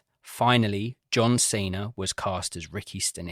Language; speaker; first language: English; native; English